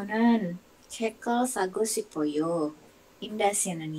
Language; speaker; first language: Korean; non-native, learner; Indonesian